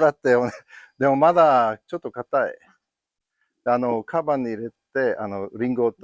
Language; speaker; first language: Japanese; non-native, learner; English